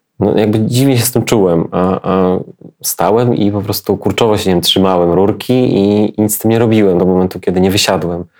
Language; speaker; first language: Polish; native; Polish